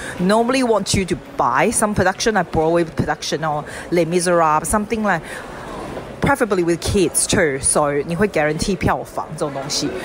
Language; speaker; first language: English; non-native, fluent; Chinese